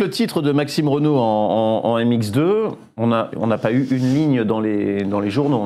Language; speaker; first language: French; native; French